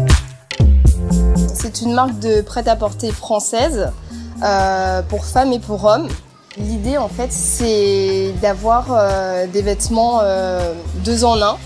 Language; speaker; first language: French; native; French